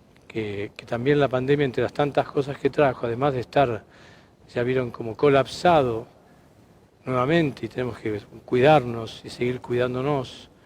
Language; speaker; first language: Spanish; native; Spanish